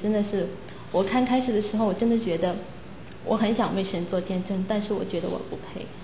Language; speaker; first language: Chinese; native; Chinese